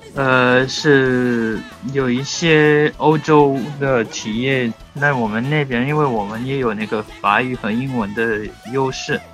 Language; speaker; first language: Chinese; non-native, fluent; Morisyen